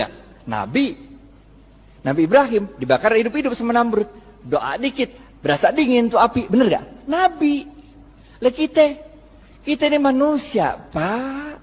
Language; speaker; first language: Indonesian; native; Indonesian